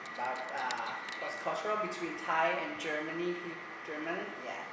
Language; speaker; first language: English; non-native, fluent; Thai